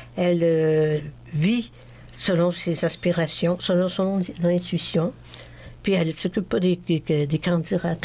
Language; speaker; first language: French; native; French